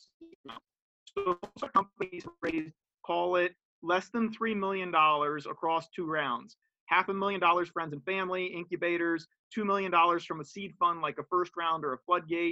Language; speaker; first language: English; native; English